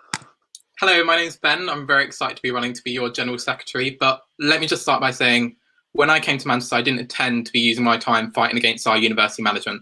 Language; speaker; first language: English; native; English